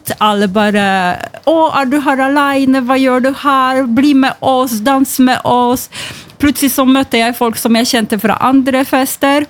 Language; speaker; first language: Norwegian; non-native, fluent; Polish